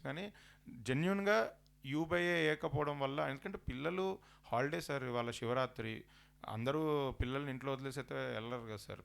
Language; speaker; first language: Telugu; native; Telugu